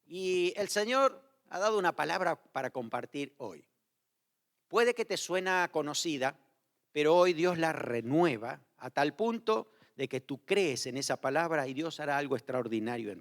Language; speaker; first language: Spanish; native; Spanish